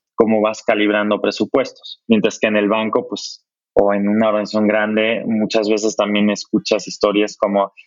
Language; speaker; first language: Spanish; non-native, fluent; German